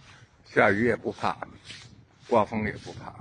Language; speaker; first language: Chinese; native; Chinese